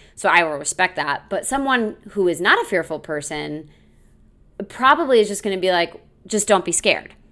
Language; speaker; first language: English; native; English